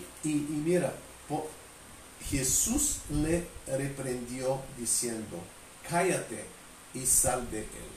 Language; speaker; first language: Spanish; non-native, fluent; Bulgarian